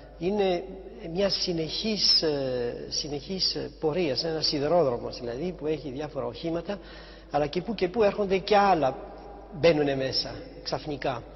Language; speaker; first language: Greek; early bilingual, heritage; Greek